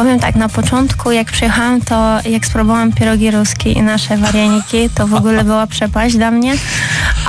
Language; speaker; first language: Polish; non-native, fluent; Ukrainian